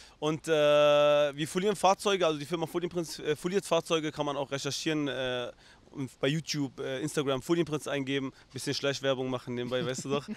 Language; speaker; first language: German; early bilingual, other home language; Arabic